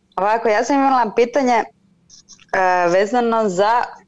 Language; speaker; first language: Serbian; non-native, fluent; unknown